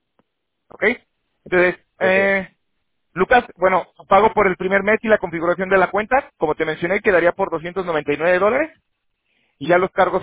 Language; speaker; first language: Spanish; native; Spanish